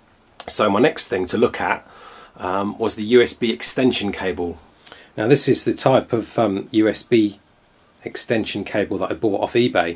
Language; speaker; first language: English; native; English